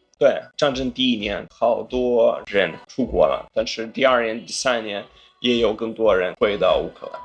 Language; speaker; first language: Chinese; non-native, fluent; Ukrainian